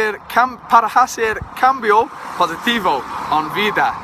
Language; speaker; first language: Spanish; non-native, learner; English